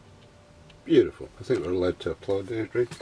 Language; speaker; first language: English; native; English